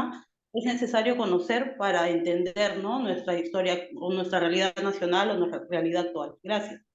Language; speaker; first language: Spanish; native; Spanish